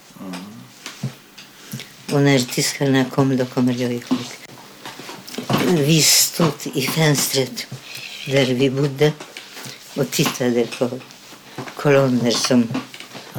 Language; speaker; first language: Swedish; non-native, fluent; Polish